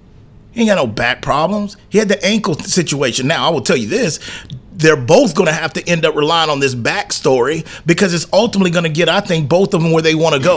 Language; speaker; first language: English; native; English